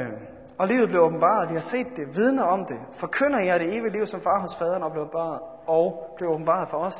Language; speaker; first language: Danish; native; Danish